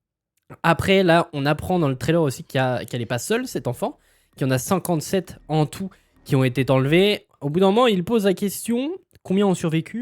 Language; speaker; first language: French; native; French